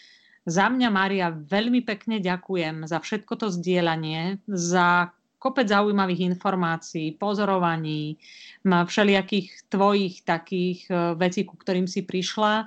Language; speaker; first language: Slovak; native; Slovak